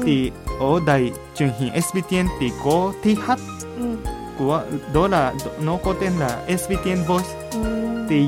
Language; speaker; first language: Vietnamese; non-native, fluent; Japanese